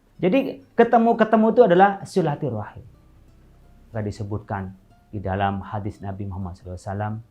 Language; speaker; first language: Indonesian; non-native, local second language; Madurese